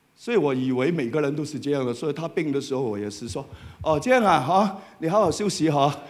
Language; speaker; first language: Chinese; non-native, fluent; Cantonese